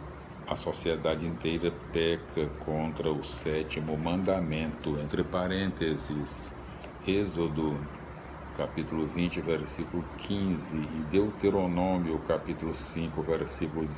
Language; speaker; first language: Portuguese; native; Portuguese